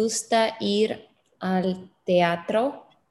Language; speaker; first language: Spanish; non-native, learner; English